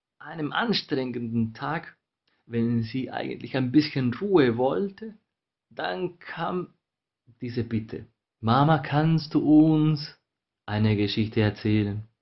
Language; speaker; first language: German; non-native, fluent; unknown